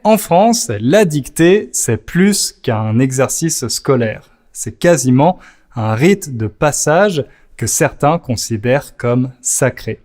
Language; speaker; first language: French; native; French